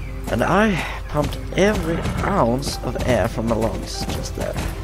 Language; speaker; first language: English; non-native, fluent; Swedish